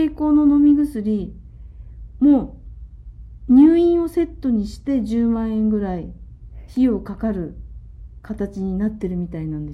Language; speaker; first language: Japanese; native; Japanese